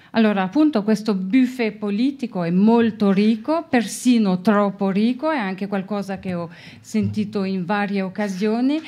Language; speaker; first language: Italian; non-native, local second language; French